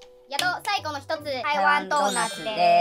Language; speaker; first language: Japanese; non-native, learner; Chinese